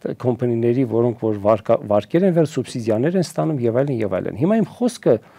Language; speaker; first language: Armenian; early bilingual, heritage; Armenian